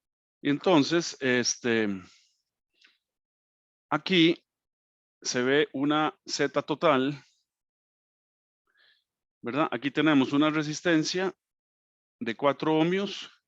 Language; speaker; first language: Spanish; native; Spanish